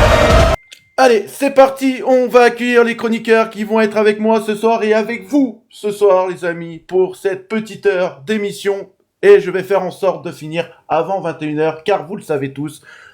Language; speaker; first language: French; native; French